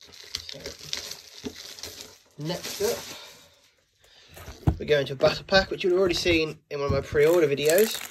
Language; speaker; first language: English; native; English